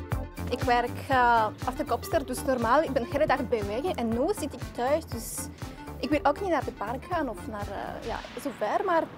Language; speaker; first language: Dutch; non-native, learner; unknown